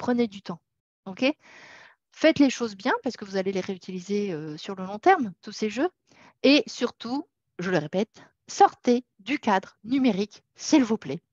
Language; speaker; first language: French; native; French